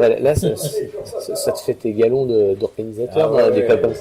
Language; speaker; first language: French; native; French